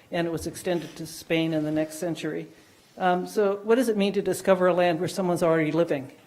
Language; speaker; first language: English; non-native, fluent; Dutch